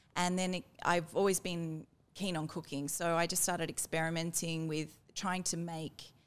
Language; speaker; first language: English; native; English